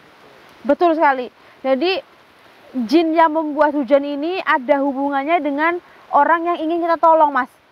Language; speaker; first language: Indonesian; native; Indonesian